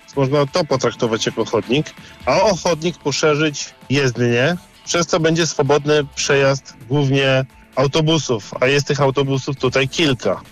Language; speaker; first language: Polish; native; Polish